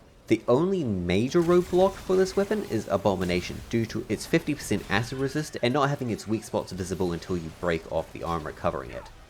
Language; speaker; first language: English; native; English